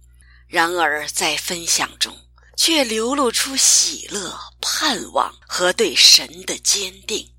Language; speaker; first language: Chinese; native; Chinese